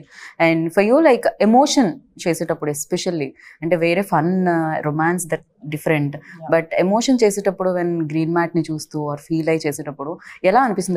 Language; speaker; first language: Telugu; native; Telugu